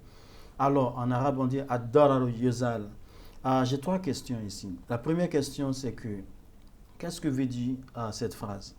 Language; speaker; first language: French; non-native, fluent; Yoruba